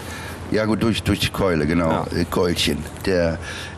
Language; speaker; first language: German; native; German